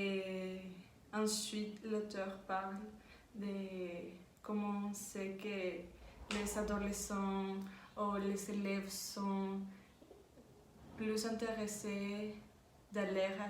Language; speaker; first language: French; non-native, learner; Spanish